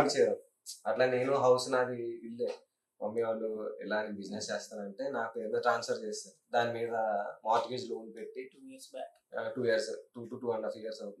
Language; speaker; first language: Telugu; native; Telugu